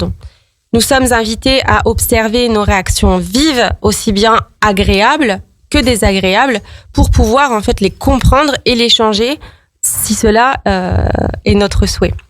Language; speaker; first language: French; native; French